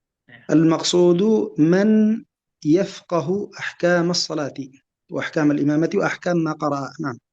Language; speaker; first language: Arabic; native; Arabic